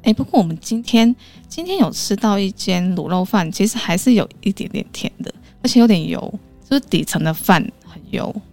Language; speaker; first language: Chinese; non-native, local second language; Cantonese